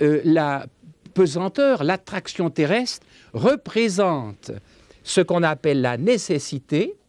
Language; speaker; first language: French; native; French